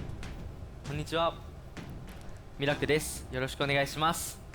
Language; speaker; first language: Japanese; native; Japanese